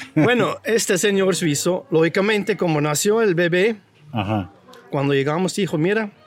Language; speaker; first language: Spanish; non-native, fluent; Swiss German